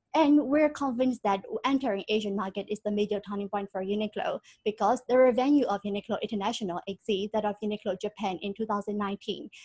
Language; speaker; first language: English; non-native, fluent; Burmese